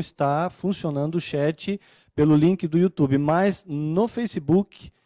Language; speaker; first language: Portuguese; native; Portuguese